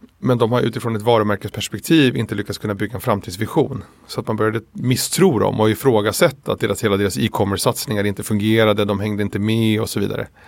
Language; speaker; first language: Swedish; early bilingual, other home language; Spanish